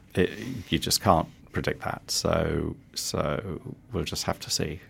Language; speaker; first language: English; native; English